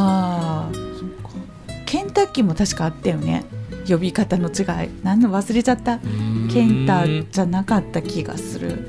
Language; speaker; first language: Japanese; native; Japanese